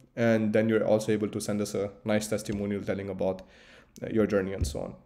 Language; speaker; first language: English; non-native, local second language; Hindi